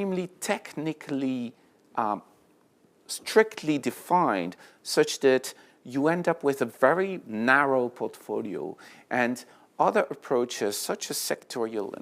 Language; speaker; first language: English; non-native, fluent; French